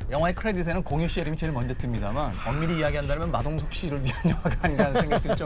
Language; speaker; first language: Korean; native; Korean